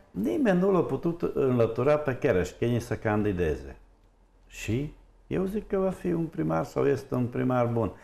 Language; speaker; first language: Romanian; non-native, local second language; Hungarian